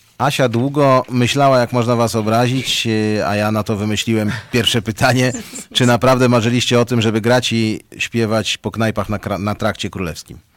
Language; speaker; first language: Polish; native; Polish